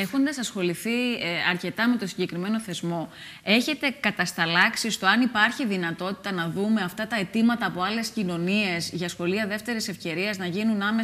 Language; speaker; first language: Greek; native; Greek